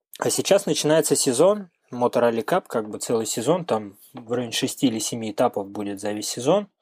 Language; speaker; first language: Russian; native; Russian